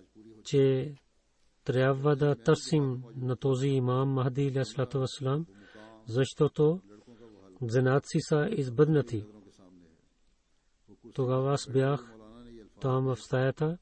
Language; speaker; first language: Bulgarian; non-native, fluent; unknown